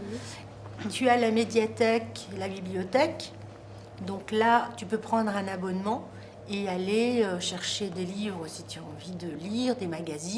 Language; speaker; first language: French; native; French